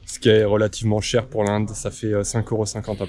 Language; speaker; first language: French; native; French